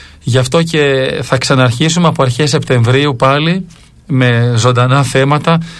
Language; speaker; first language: Greek; native; Greek